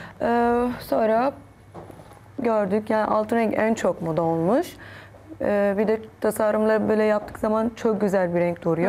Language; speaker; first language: Turkish; non-native, learner; Arabic